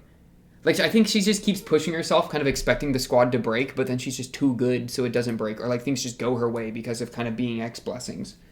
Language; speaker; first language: English; native; English